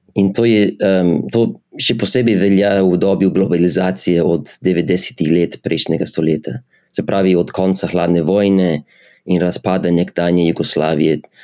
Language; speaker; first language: Slovenian; non-native, fluent; English